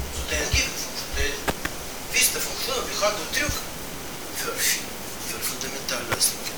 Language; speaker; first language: Swedish; non-native, fluent; Russian